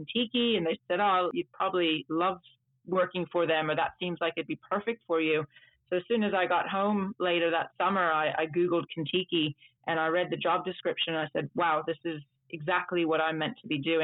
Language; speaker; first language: English; early bilingual, other home language; Dutch